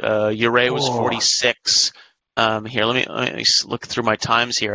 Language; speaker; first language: English; native; English